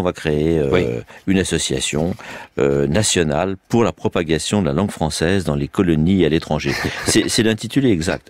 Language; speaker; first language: French; native; French